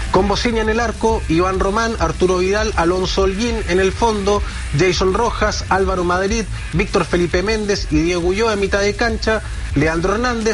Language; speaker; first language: Spanish; native; Spanish